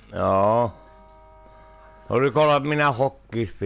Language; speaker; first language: Swedish; non-native, local second language; Finnish